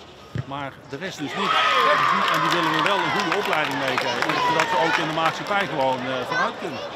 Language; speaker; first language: Dutch; native; Dutch